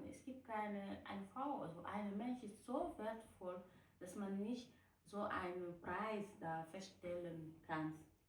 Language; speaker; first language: German; non-native, fluent; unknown